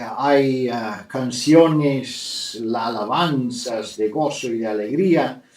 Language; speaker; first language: Spanish; non-native, fluent; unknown